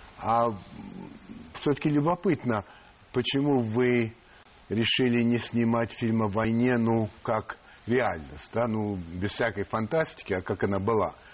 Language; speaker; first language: Russian; non-native, fluent; French